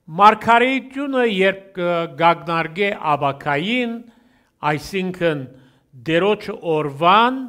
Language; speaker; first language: Armenian; early bilingual, heritage; Armenian